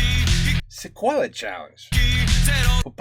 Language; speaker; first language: French; non-native, fluent; English